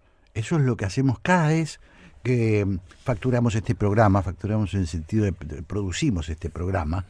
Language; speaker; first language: Spanish; native; Spanish